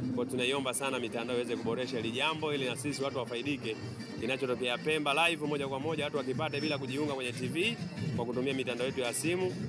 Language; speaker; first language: Swahili; native; Swahili